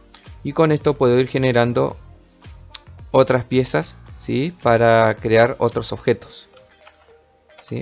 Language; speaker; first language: Spanish; native; Spanish